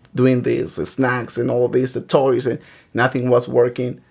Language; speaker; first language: English; early bilingual, other home language; Spanish